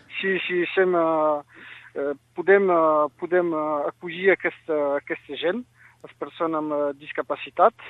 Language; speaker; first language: Catalan; non-native, local second language; French